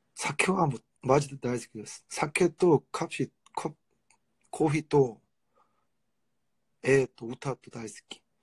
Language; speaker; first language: Japanese; non-native, fluent; Korean